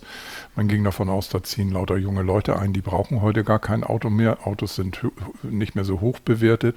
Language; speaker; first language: German; native; German